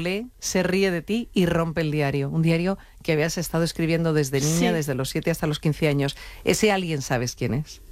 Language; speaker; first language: Spanish; native; Spanish